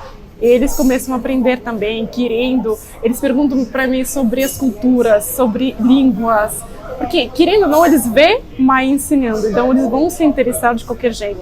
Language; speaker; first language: Portuguese; non-native, fluent; Russian